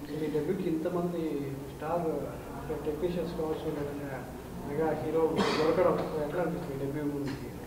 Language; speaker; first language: Telugu; native; Telugu